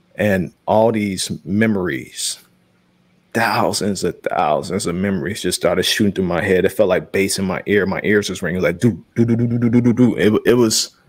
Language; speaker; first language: English; native; English